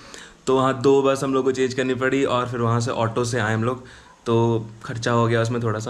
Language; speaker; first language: Hindi; native; Hindi